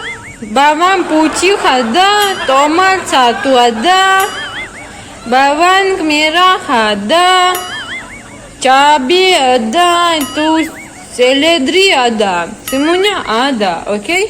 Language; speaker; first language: Indonesian; non-native, learner; Russian